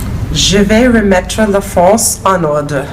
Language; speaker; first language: French; non-native, learner; English